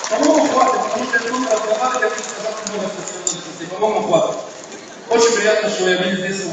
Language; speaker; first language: Russian; non-native, learner; Arabic